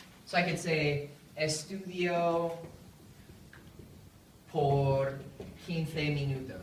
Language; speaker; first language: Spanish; non-native, fluent; English